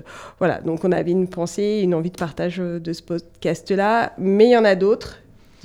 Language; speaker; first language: French; native; French